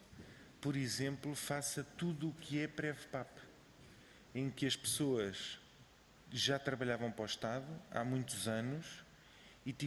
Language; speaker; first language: Portuguese; native; Portuguese